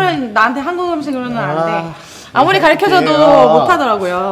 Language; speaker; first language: Korean; native; Korean